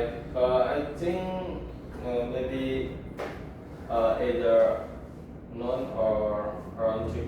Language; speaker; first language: English; non-native, learner; Indonesian